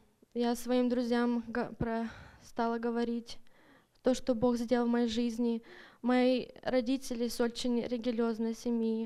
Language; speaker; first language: Russian; early bilingual, heritage; Russian